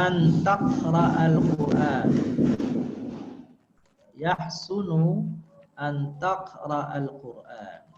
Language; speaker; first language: Arabic; non-native, fluent; Indonesian